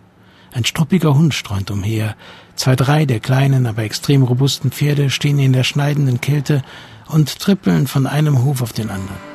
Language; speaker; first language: German; native; German